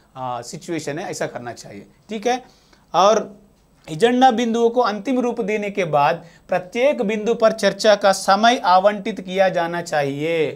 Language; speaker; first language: Hindi; non-native, local second language; Telugu